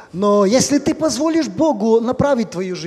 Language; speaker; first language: Polish; non-native, learner; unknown